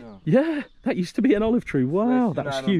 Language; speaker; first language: English; native; English